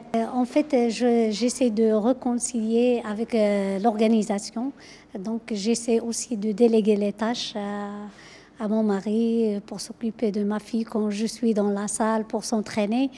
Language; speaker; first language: French; non-native, local second language; Arabic